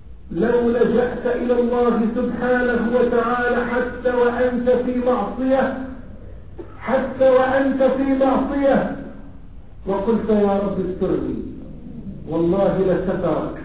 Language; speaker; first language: Arabic; native; Arabic